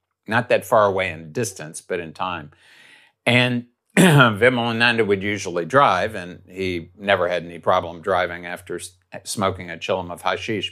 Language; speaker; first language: English; native; English